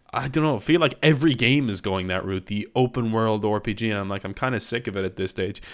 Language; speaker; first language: English; native; English